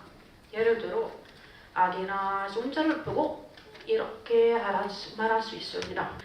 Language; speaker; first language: Korean; non-native, fluent; Swedish